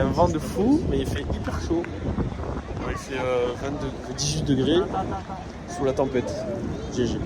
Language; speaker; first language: French; native; French